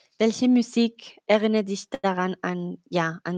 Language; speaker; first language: German; non-native, fluent; Spanish